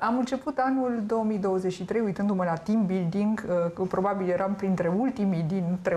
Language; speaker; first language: Romanian; native; Romanian